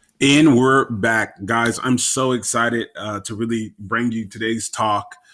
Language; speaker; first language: English; native; English